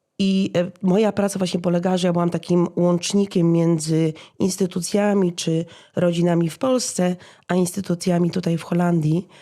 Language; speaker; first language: Polish; native; Polish